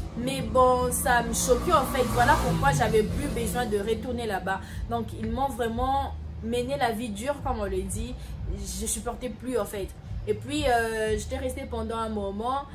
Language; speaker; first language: French; non-native, local second language; Lingala